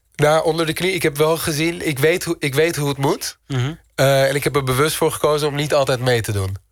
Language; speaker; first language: Dutch; early bilingual, other home language; Turkish